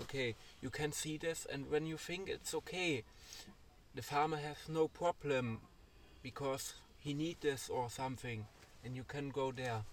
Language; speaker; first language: English; non-native, learner; German